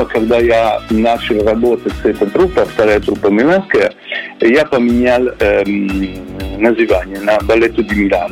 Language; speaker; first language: Russian; non-native, learner; Italian